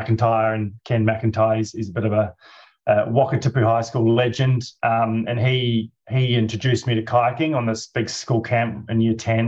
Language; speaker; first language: English; native; English